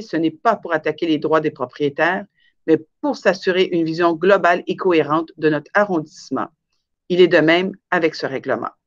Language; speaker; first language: French; native; French